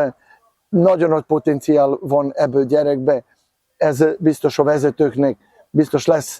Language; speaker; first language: Hungarian; non-native, fluent; Serbian